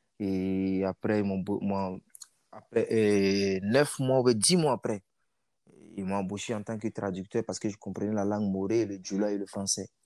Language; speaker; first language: French; non-native, local second language; Mossi